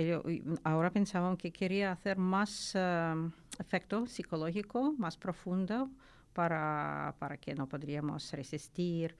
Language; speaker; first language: Spanish; non-native, learner; Ukrainian